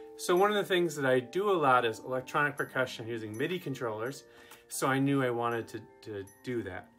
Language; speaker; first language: English; native; English